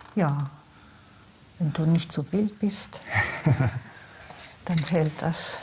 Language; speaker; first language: German; non-native, fluent; Hebrew